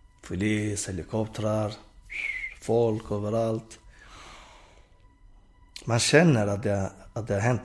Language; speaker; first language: Swedish; non-native, fluent; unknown